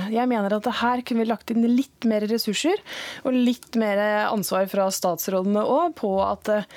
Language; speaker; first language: Norwegian; native; Norwegian